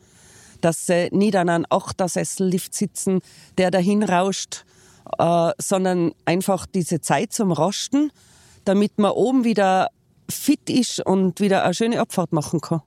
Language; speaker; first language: German; native; German